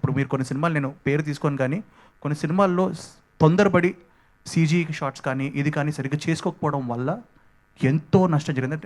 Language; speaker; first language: Telugu; native; Telugu